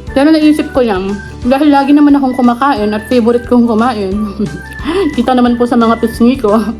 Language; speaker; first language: Filipino; native; Filipino